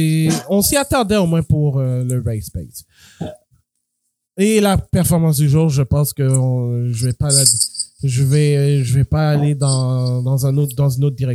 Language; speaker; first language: French; native; French